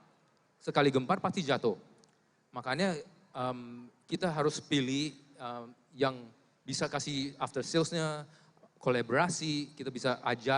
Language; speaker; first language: Indonesian; non-native, fluent; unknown